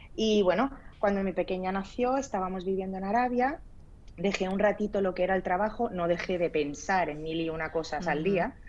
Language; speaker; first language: Spanish; early bilingual, other home language; Arabic